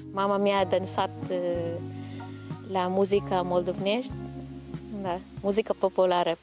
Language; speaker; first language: Romanian; non-native, fluent; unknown